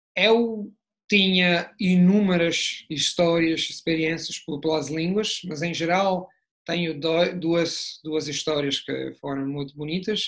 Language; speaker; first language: Portuguese; non-native, fluent; Italian